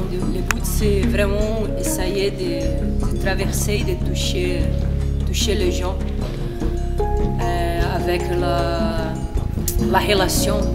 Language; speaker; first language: French; non-native, fluent; Portuguese